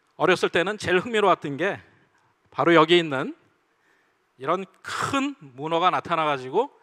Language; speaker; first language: Korean; native; Korean